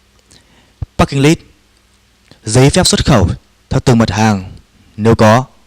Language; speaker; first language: Vietnamese; native; Vietnamese